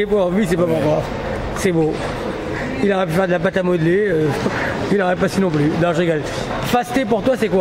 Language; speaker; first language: French; native; French